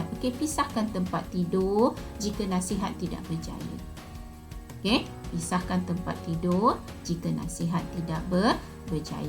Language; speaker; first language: Malay; native; Malay